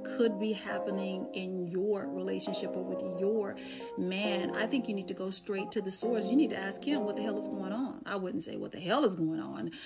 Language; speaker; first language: English; native; English